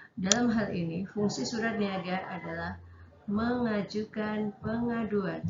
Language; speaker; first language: Indonesian; native; Indonesian